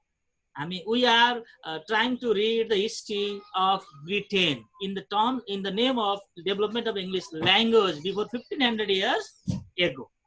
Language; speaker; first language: English; non-native, fluent; Nepali